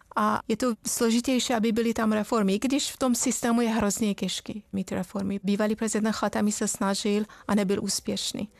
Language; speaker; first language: Czech; non-native, fluent; Persian